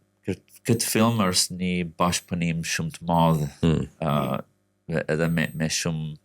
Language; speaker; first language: Albanian; non-native, fluent; English